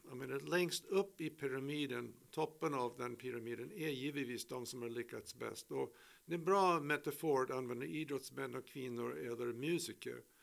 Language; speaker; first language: Swedish; non-native, fluent; English